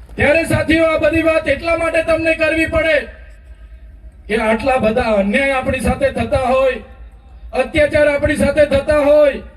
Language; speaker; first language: Gujarati; non-native, local second language; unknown